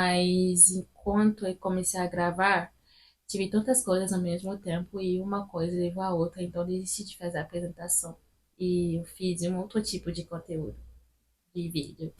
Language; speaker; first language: Portuguese; non-native, fluent; French